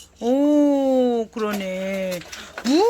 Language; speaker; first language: Korean; non-native, fluent; Thai